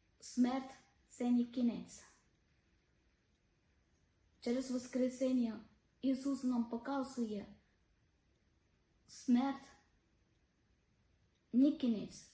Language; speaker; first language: Ukrainian; non-native, learner; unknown